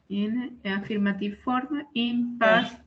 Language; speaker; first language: English; non-native, learner; Spanish